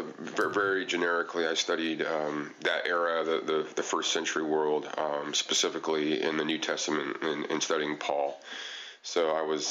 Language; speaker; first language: English; native; English